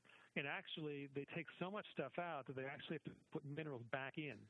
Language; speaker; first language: English; native; English